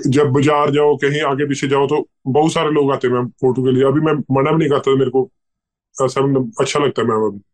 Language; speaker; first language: Hindi; native; Hindi